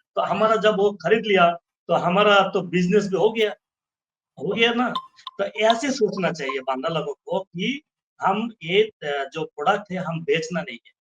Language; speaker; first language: Hindi; non-native, fluent; Bangla